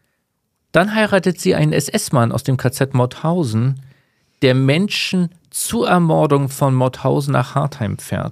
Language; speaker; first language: German; native; German